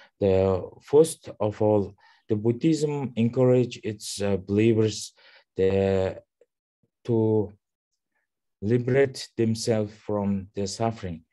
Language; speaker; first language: English; non-native, learner; Mongolian